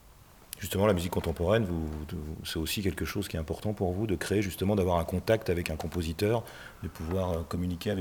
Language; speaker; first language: French; native; French